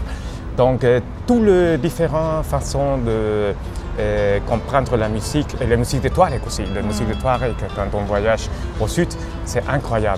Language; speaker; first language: French; non-native, fluent; Spanish